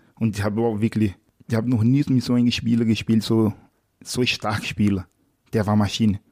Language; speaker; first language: German; non-native, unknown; Portuguese